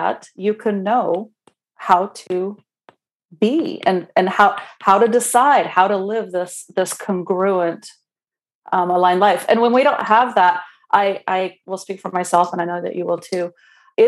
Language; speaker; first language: English; non-native, fluent; Romanian